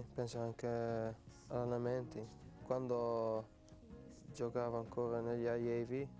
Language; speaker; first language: Italian; non-native, fluent; Dutch